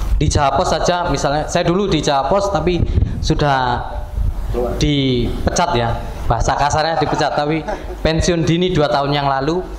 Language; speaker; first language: Indonesian; native; Indonesian